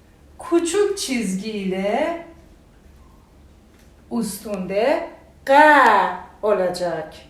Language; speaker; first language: Turkish; non-native, fluent; Persian